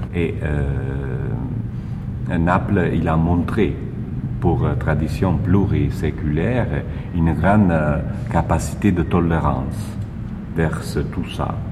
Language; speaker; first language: French; non-native, learner; Italian